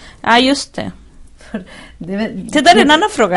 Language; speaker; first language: Swedish; non-native, fluent; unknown